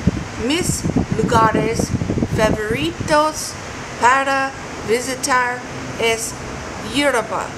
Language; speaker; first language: Spanish; non-native, learner; English